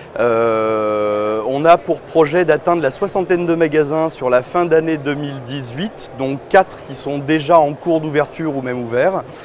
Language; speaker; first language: French; native; French